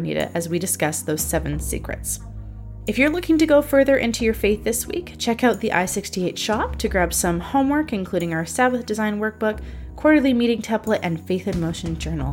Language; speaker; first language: English; native; English